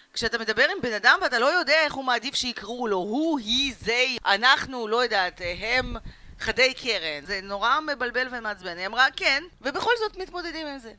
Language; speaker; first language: Hebrew; early bilingual, other home language; Russian